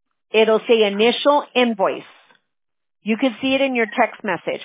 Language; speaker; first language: English; early bilingual, other home language; Spanish